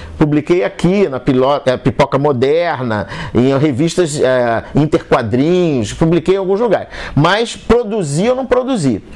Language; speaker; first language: Portuguese; native; Portuguese